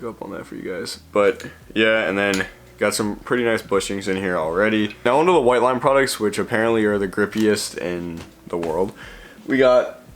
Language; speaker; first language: English; native; English